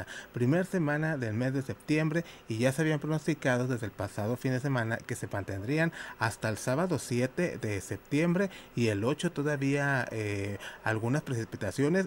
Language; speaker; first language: Spanish; native; Spanish